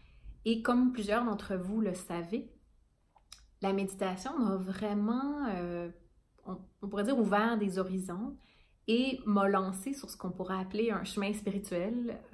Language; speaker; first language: French; native; French